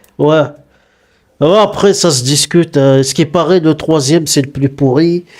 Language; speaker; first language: French; native; French